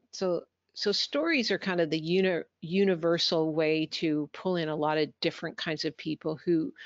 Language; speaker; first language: English; native; English